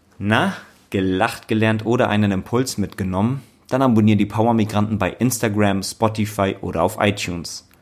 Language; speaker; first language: German; early bilingual, other home language; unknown